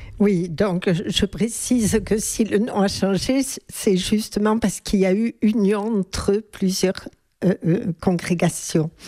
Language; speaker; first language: French; native; French